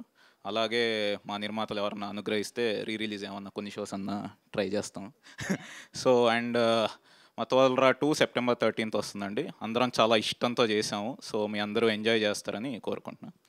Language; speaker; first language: Telugu; native; Telugu